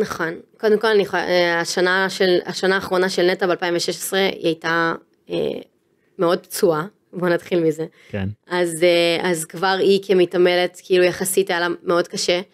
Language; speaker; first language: Hebrew; native; Hebrew